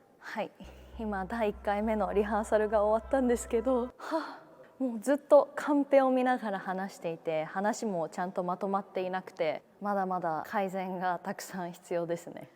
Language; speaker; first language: Japanese; native; Japanese